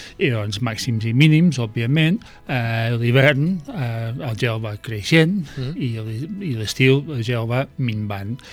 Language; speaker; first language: Catalan; non-native, fluent; English